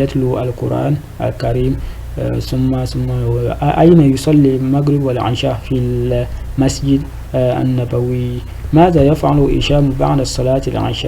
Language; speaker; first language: Arabic; non-native, fluent; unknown